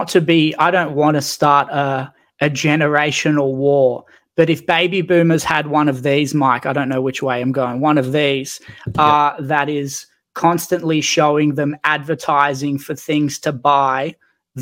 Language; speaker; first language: English; native; English